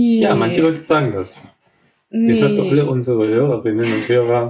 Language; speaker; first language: German; native; German